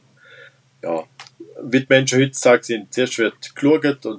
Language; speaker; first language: German; non-native, local second language; Romansh